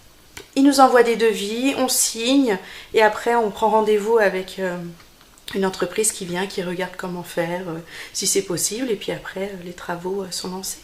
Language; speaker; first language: French; native; French